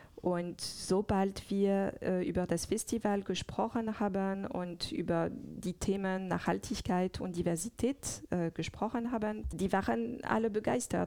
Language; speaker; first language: German; non-native, fluent; French